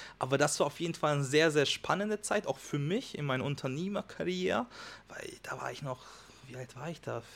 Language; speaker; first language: German; non-native, fluent; Hungarian